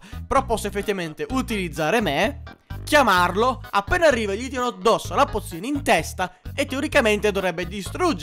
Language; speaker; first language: Italian; native; Italian